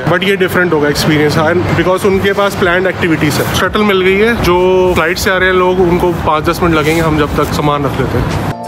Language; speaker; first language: Hindi; native; Hindi